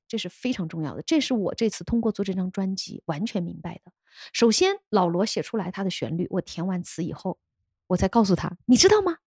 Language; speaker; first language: Chinese; native; Chinese